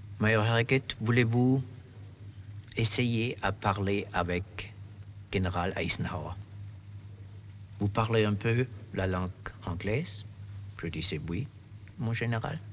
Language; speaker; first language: French; non-native, fluent; German